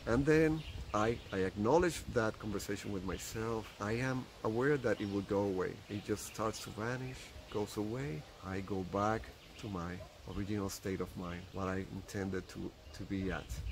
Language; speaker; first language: English; non-native, fluent; Spanish